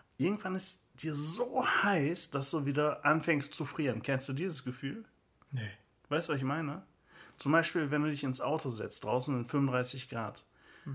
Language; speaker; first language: German; early bilingual, other home language; Turkish